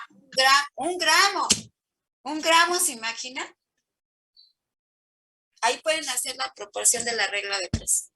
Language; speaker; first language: Spanish; native; Spanish